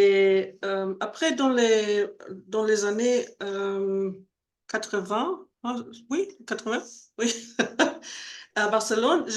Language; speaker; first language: French; non-native, learner; Spanish